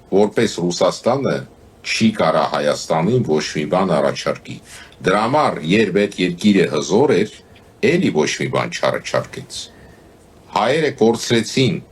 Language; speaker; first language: Armenian; native; Armenian